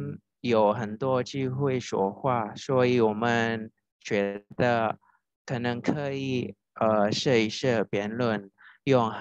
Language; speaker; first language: Chinese; non-native, fluent; Indonesian